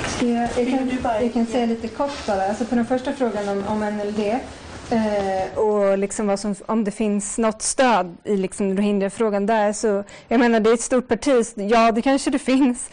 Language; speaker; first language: Swedish; native; Swedish